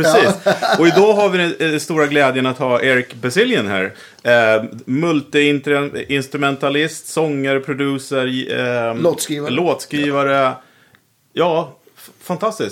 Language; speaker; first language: Swedish; native; Swedish